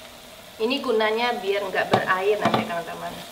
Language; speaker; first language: Indonesian; native; Indonesian